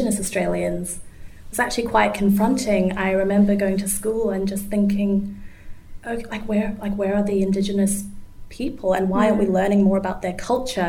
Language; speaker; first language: English; native; English